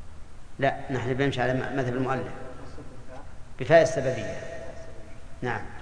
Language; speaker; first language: Arabic; native; Arabic